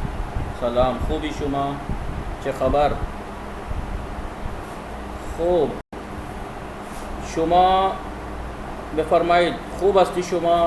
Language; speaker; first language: Persian; non-native, fluent; Urdu